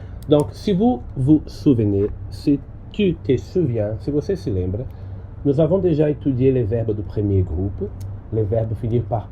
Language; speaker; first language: French; non-native, learner; Portuguese